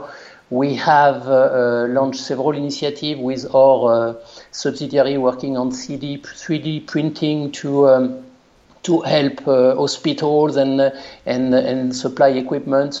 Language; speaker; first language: English; non-native, fluent; French